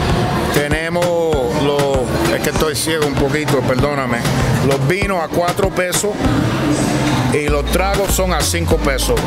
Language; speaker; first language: Spanish; early bilingual, heritage; Spanish